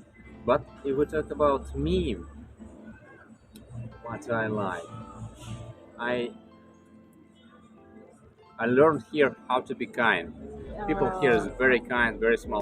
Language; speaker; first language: English; non-native, learner; Russian